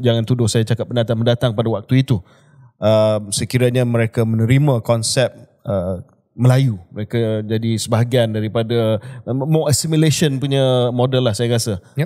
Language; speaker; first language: Malay; early bilingual, heritage; Malay